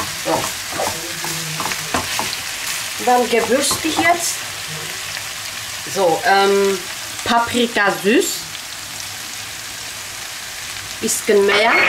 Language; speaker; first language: German; non-native, local second language; Kurdish